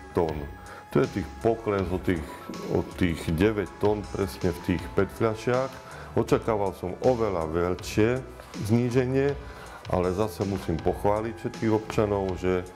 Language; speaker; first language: Slovak; native; Slovak